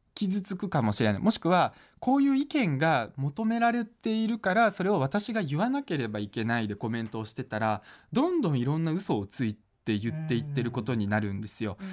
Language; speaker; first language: Japanese; early bilingual, other home language; Russian